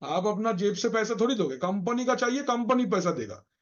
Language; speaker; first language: Hindi; non-native, local second language; Bangla